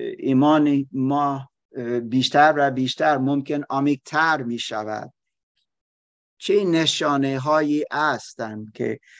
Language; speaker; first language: Persian; non-native, learner; German